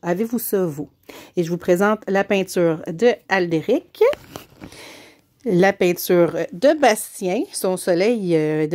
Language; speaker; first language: French; native; French